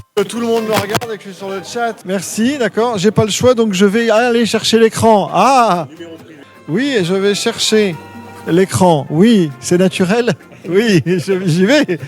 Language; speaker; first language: French; native; French